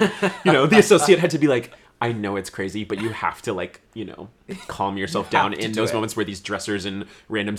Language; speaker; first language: English; native; English